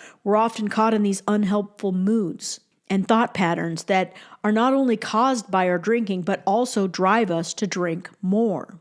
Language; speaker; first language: English; native; English